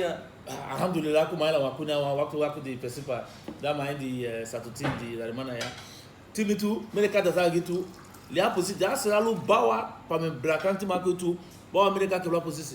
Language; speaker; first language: Indonesian; non-native, fluent; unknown